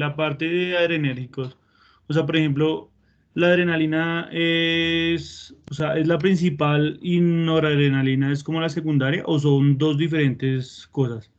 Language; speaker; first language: Spanish; native; Spanish